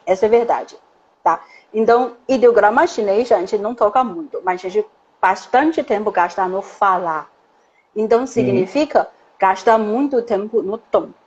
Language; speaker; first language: Portuguese; non-native, learner; Chinese